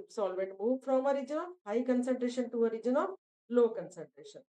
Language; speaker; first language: English; non-native, local second language; Punjabi